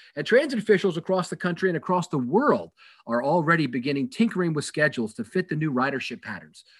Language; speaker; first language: English; native; English